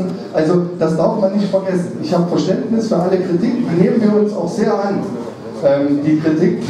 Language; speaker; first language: German; native; German